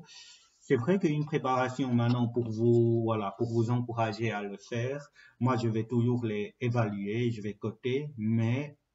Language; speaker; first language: French; non-native, fluent; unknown